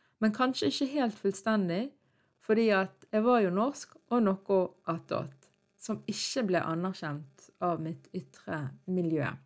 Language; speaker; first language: Norwegian; native; Norwegian